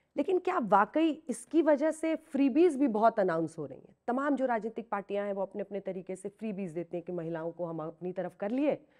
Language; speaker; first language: Hindi; native; Hindi